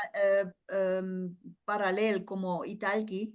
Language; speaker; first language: Spanish; non-native, fluent; German